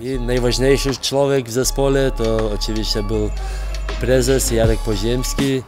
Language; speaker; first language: Polish; non-native, fluent; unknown